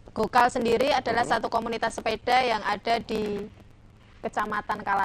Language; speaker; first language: Indonesian; native; Indonesian